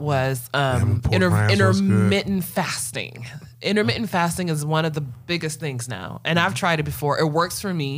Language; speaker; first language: English; native; English